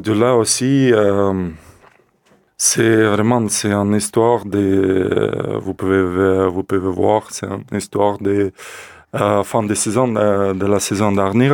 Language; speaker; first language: French; non-native, learner; Russian